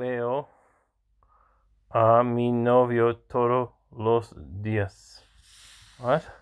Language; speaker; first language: Spanish; non-native, learner; English